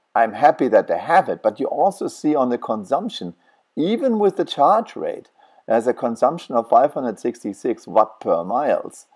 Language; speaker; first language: English; non-native, fluent; German